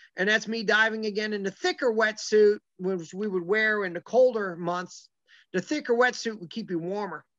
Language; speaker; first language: English; native; English